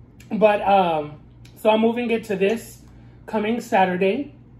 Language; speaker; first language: English; early bilingual, other home language; Spanish